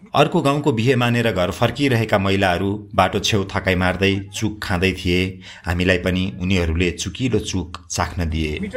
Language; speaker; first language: Nepali; native; Nepali